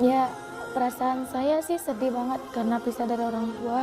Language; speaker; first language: Indonesian; native; Indonesian